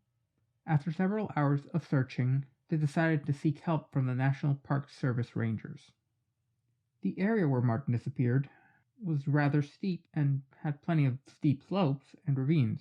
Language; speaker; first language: English; native; English